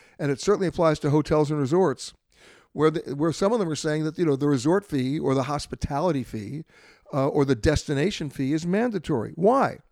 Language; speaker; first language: English; native; English